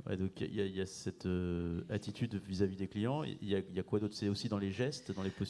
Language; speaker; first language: French; native; French